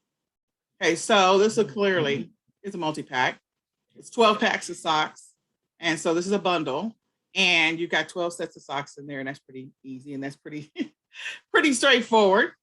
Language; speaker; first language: English; native; English